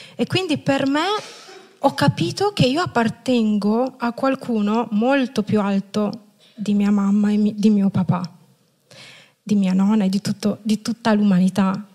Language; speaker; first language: Italian; non-native, fluent; Romanian